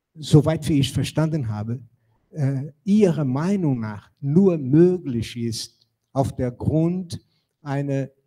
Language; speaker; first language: German; non-native, fluent; Portuguese